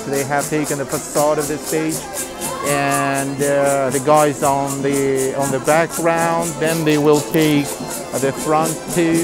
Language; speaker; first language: English; non-native, fluent; Russian